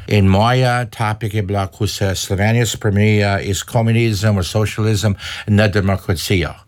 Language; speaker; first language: Slovenian; early bilingual, heritage; Slovenian